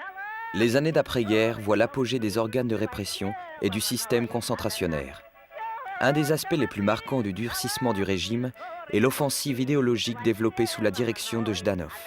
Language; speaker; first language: French; native; French